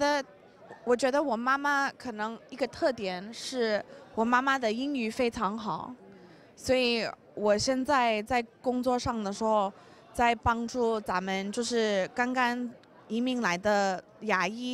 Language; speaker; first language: Chinese; early bilingual, heritage; English